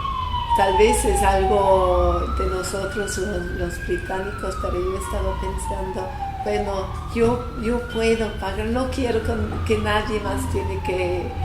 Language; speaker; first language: Spanish; non-native, fluent; English